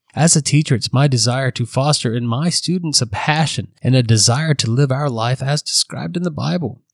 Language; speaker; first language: English; native; English